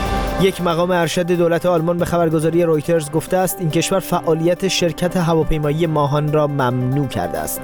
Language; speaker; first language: Persian; native; Persian